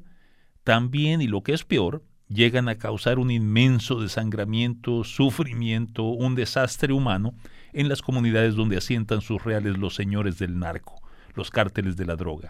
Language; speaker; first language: Spanish; native; Spanish